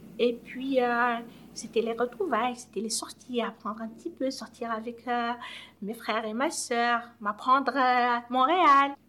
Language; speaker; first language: French; non-native, local second language; Arabic